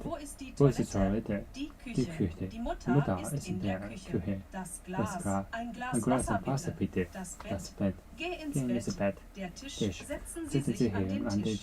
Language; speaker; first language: German; non-native, learner; Japanese